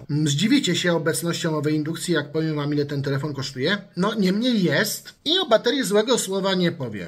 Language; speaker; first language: Polish; native; Polish